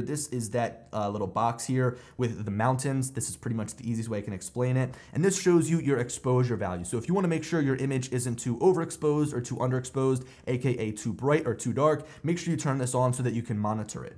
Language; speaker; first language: English; native; English